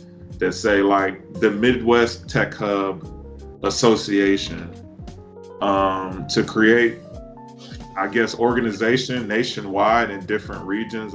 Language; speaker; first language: English; native; English